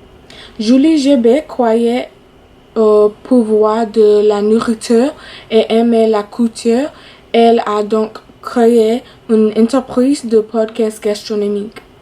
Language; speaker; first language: French; non-native, fluent; English